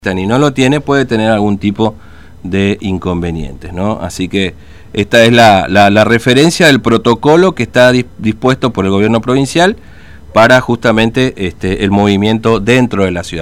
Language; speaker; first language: Spanish; native; Spanish